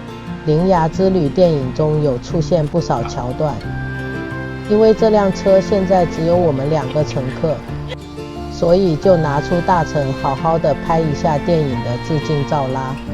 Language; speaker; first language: Chinese; native; Chinese